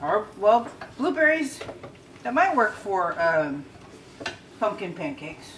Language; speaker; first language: English; native; English